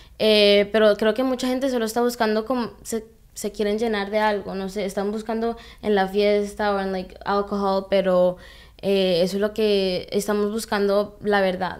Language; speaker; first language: Spanish; early bilingual, heritage; Spanish